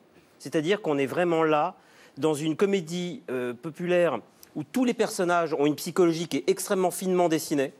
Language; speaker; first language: French; native; French